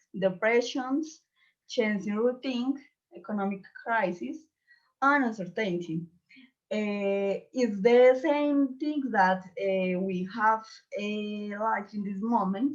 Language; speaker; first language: English; non-native, learner; Spanish